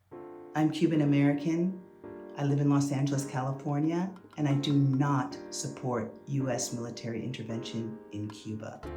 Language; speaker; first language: English; early bilingual, other home language; Spanish